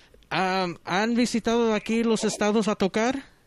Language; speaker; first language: Spanish; non-native, learner; English